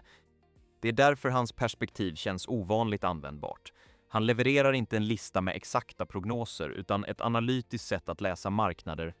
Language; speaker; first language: Swedish; native; Swedish